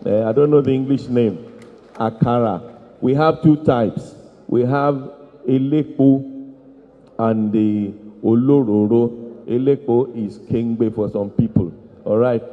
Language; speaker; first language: English; non-native, local second language; Yoruba